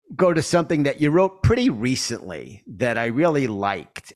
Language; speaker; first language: English; native; English